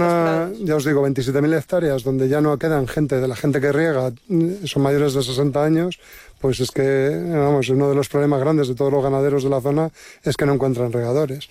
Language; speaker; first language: Spanish; native; Spanish